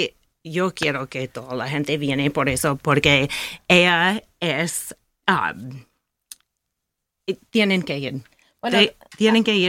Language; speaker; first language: Spanish; non-native, learner; English